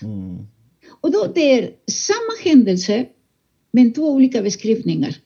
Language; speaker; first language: Swedish; non-native, fluent; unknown